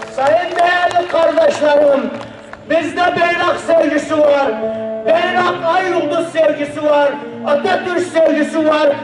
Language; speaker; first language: Turkish; early bilingual, heritage; Arabic